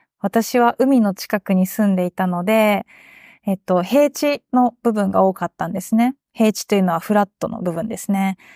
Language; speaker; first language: Japanese; native; Japanese